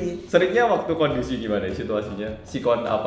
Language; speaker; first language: Indonesian; native; Indonesian